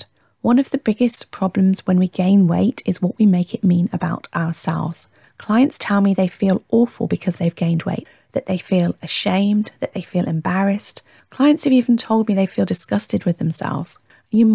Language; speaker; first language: English; native; English